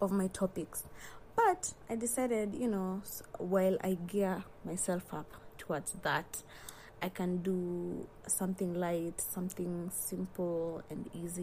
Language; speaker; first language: English; non-native, local second language; Swahili